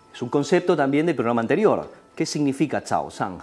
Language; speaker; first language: Spanish; native; Spanish